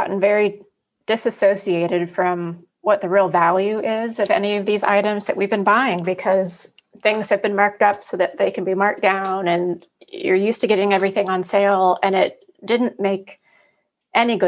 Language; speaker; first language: English; native; English